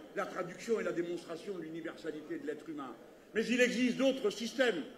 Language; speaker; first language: French; native; French